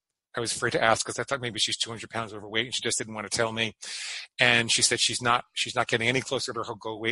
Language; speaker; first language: English; native; English